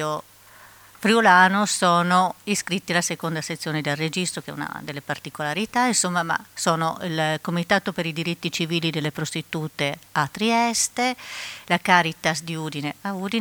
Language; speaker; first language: Italian; native; Italian